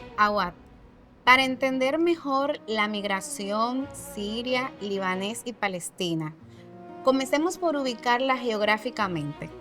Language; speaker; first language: Spanish; native; Spanish